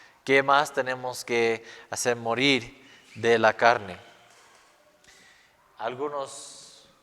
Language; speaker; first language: Spanish; non-native, fluent; English